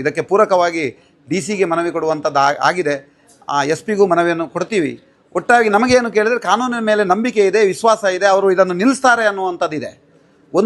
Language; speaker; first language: Kannada; native; Kannada